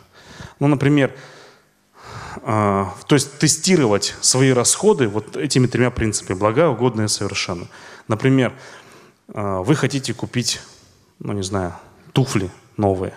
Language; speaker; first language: Russian; native; Russian